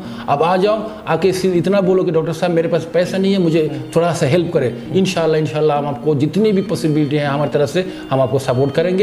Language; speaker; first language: Hindi; non-native, fluent; Bangla